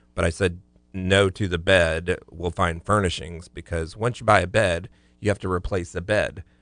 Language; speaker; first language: English; native; English